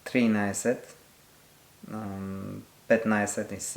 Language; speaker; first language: Bulgarian; non-native, learner; French